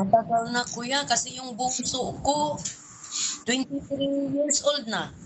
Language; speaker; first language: Filipino; non-native, local second language; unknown